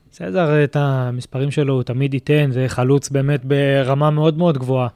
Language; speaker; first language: Hebrew; native; Hebrew